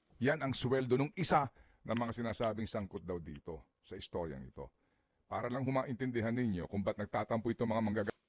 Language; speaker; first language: Filipino; native; Filipino